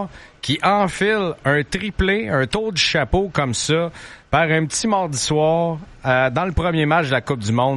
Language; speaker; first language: French; native; French